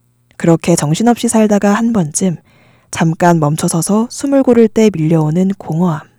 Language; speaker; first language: Korean; native; Korean